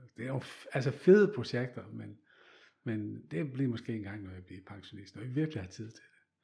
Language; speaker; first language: Danish; non-native, fluent; Dutch